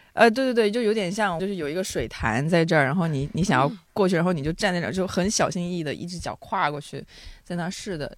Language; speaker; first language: Chinese; non-native, local second language; Cantonese